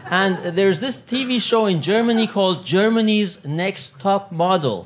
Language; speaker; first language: English; non-native, fluent; Italian